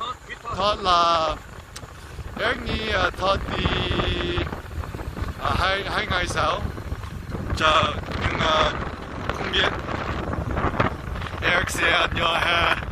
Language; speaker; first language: Vietnamese; non-native, learner; English